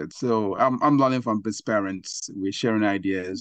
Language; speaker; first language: English; non-native, local second language; Igbo